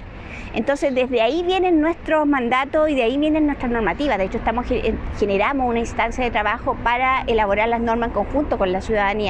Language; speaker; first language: Spanish; native; Spanish